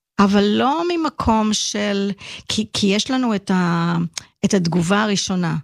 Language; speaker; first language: Hebrew; early bilingual, other home language; English